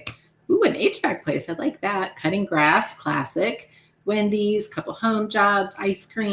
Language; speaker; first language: English; native; English